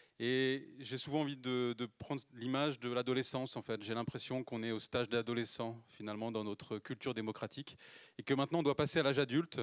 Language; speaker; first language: French; native; French